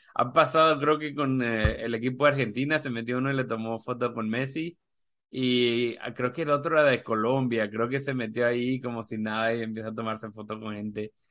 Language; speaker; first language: Spanish; native; Spanish